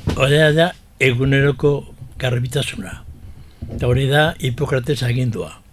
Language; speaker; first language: Basque; early bilingual, heritage; Basque